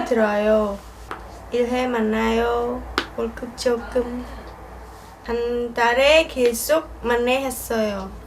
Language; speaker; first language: Korean; non-native, learner; Khmer